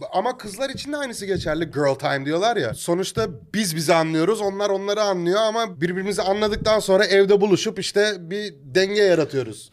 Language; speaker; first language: Turkish; early bilingual, heritage; Turkish